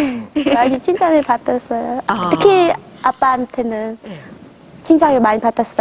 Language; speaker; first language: Korean; non-native, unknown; Khmer